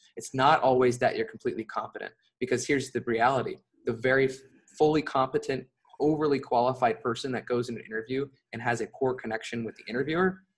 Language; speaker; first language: English; native; English